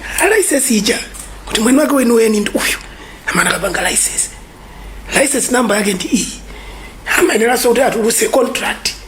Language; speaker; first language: Nyanja; native; Nyanja